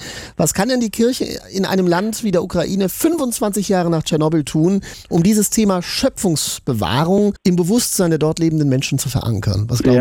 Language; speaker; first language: German; native; German